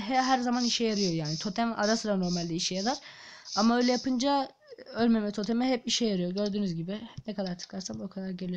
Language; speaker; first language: Turkish; native; Turkish